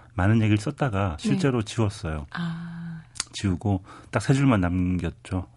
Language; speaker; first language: Korean; native; Korean